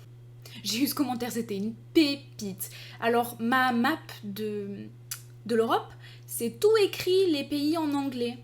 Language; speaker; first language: French; native; French